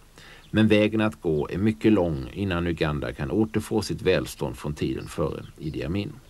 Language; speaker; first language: Swedish; native; Swedish